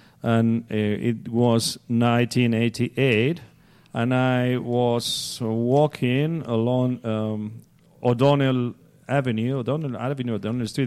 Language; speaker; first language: English; non-native, fluent; Spanish